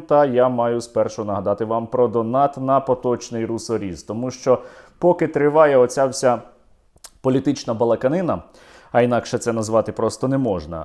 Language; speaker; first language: Ukrainian; native; Ukrainian